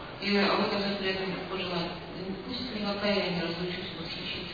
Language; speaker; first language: Russian; native; Russian